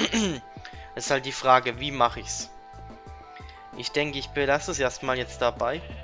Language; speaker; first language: German; native; German